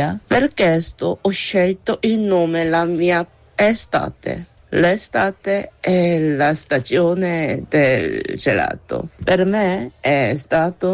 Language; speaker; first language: Italian; non-native, learner; Korean